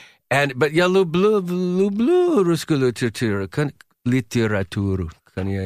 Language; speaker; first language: Russian; non-native, learner; English